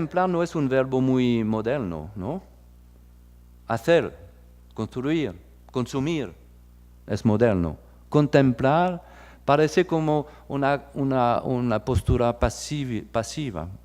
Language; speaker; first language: Spanish; non-native, fluent; French